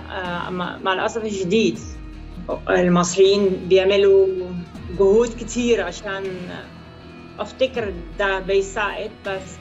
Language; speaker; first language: Arabic; non-native, fluent; Dutch